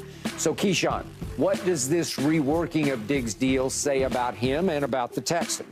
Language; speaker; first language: English; native; English